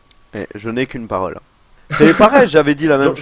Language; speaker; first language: French; native; French